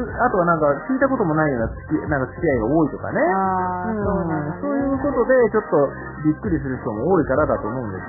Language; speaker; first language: Japanese; native; Japanese